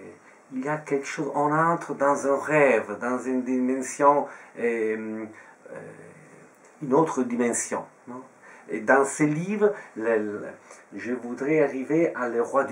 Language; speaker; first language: French; non-native, fluent; Italian